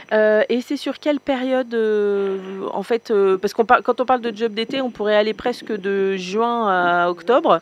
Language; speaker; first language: French; native; French